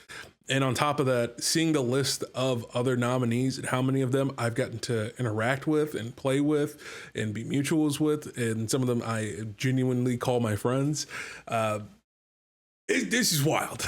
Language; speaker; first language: English; native; English